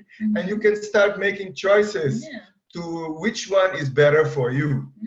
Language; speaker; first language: English; non-native, fluent; Portuguese